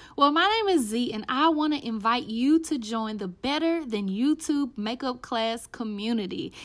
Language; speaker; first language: English; native; English